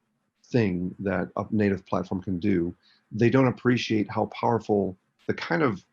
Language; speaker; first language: English; native; English